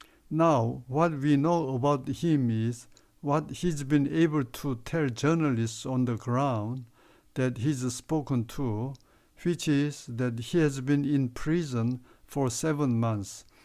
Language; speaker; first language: English; non-native, fluent; Korean